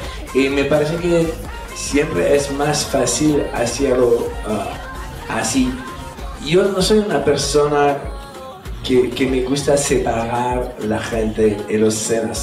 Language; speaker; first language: Spanish; non-native, fluent; French